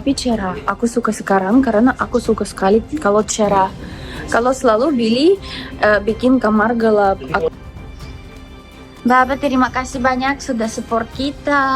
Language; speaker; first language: Indonesian; non-native, learner; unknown